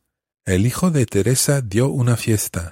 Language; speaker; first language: Spanish; non-native, fluent; English